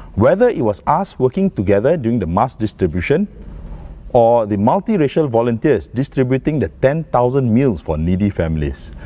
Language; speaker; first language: English; non-native, local second language; Malay